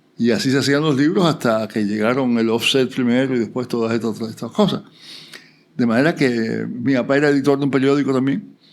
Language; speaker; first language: Spanish; native; Spanish